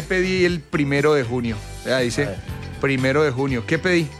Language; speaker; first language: Spanish; native; Spanish